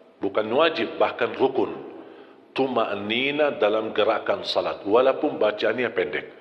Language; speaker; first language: Malay; non-native, fluent; Arabic